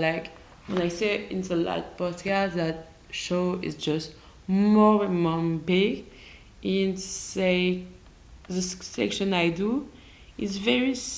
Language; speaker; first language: English; non-native, learner; French